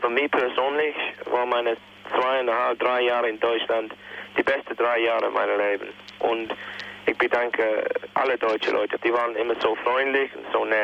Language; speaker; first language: German; non-native, fluent; English